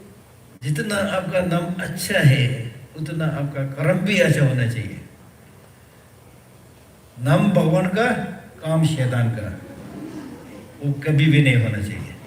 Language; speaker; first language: Hindi; early bilingual, other home language; Tibetan